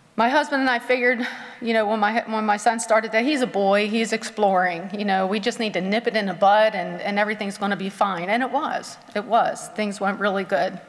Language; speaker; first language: English; native; English